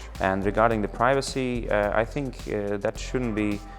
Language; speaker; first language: English; non-native, fluent; Latvian